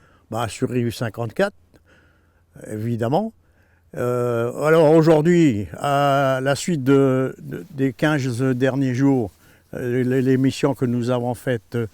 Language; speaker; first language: French; native; French